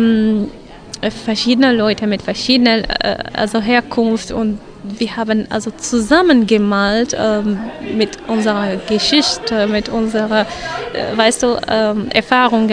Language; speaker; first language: German; non-native, fluent; Arabic